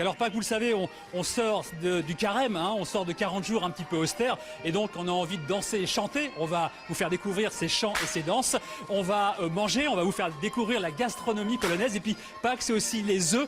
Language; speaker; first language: French; native; French